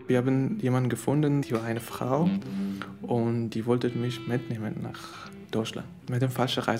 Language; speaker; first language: German; non-native, learner; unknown